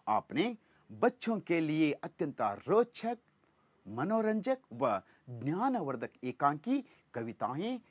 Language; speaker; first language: Hindi; non-native, local second language; Kannada